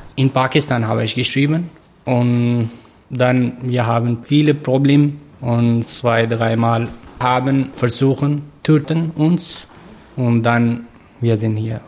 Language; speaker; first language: German; non-native, learner; Pashto